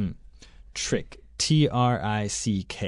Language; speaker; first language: Chinese; non-native, fluent; English